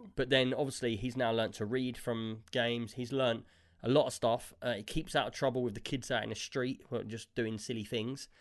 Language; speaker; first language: English; native; English